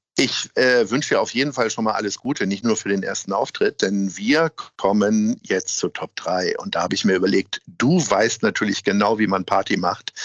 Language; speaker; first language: German; native; German